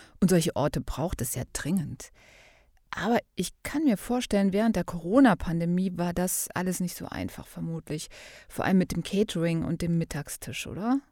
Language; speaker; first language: German; native; German